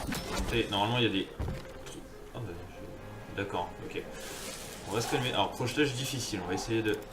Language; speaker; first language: French; native; French